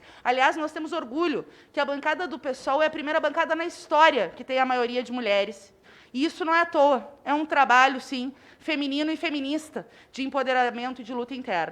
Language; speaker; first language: Portuguese; native; Portuguese